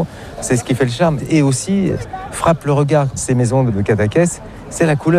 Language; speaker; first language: French; native; French